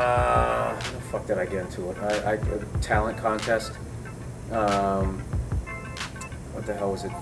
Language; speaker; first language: English; native; English